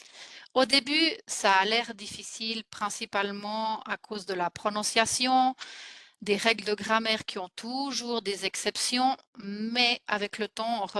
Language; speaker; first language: French; non-native, fluent; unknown